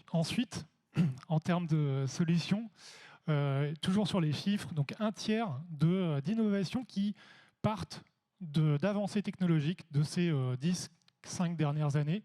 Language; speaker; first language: French; native; French